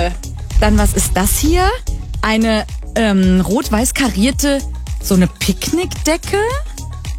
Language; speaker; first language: German; native; German